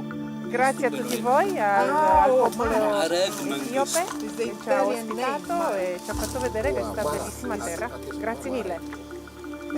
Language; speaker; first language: Italian; non-native, fluent; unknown